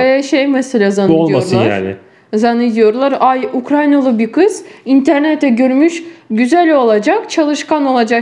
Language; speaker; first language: Turkish; non-native, fluent; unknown